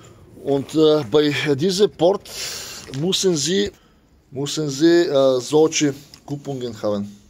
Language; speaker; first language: German; non-native, fluent; Bulgarian